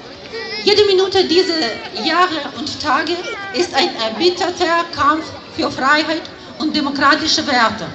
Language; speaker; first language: German; non-native, fluent; Ukrainian